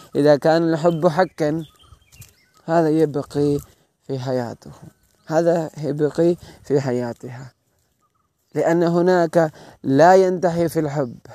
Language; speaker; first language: Arabic; non-native, learner; Malayalam